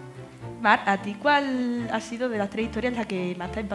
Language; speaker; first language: Spanish; native; Spanish